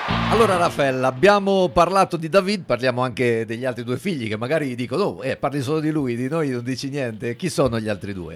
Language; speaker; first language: Italian; native; Italian